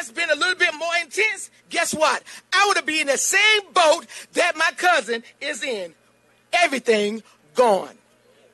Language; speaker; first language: English; native; English